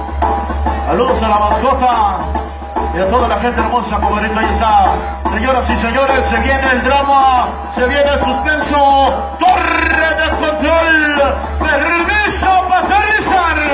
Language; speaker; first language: Spanish; native; Spanish